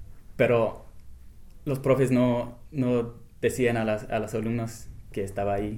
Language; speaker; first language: Spanish; non-native, fluent; English